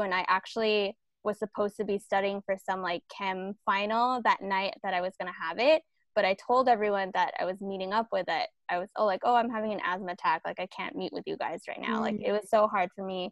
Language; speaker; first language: English; early bilingual, other home language; Filipino